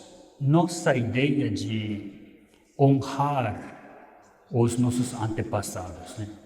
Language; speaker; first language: Portuguese; non-native, fluent; Japanese